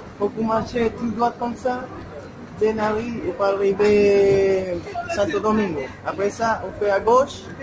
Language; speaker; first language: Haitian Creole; non-native, learner; Spanish